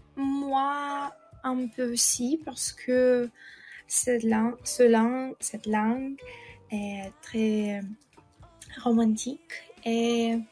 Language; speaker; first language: French; non-native, learner; Russian